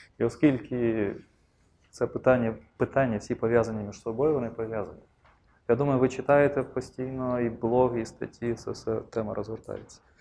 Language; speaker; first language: Ukrainian; non-native, local second language; Russian